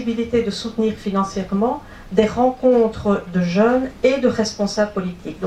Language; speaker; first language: French; native; French